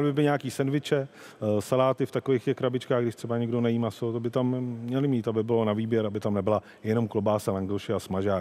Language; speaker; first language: Czech; native; Czech